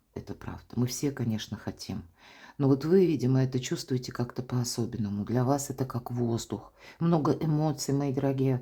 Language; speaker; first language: Russian; native; Russian